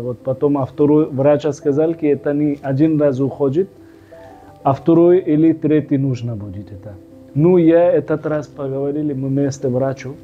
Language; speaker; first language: Russian; non-native, learner; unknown